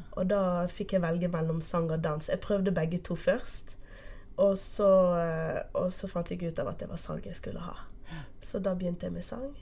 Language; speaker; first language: Norwegian; early bilingual, other home language; Portuguese